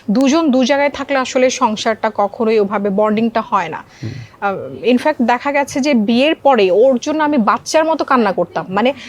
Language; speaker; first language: Bangla; non-native, local second language; Marma